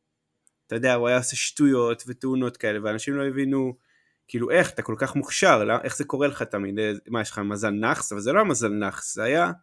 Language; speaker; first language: Hebrew; native; Hebrew